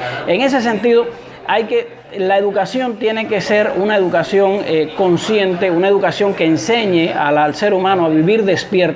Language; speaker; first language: Spanish; native; Spanish